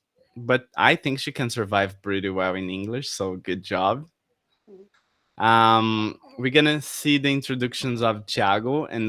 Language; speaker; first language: English; non-native, fluent; Portuguese